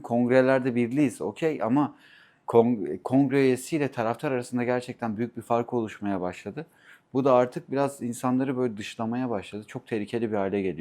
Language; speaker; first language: Turkish; native; Turkish